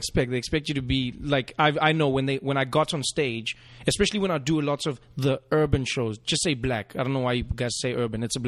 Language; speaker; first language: English; native; English